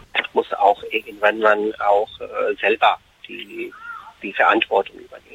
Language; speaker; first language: German; non-native, fluent; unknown